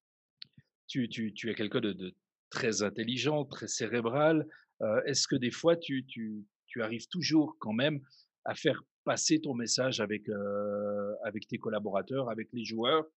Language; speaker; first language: French; native; French